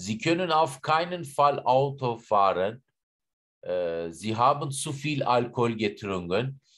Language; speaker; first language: German; non-native, fluent; Turkish